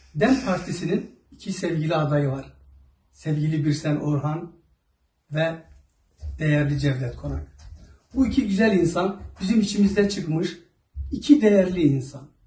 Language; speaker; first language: Turkish; non-native, local second language; Zaza